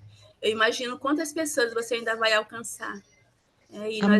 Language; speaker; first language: Portuguese; native; Portuguese